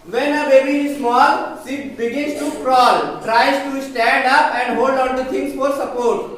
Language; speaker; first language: English; non-native, local second language; Hindi